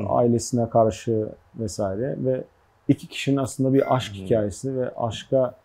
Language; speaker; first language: Turkish; early bilingual, heritage; Turkish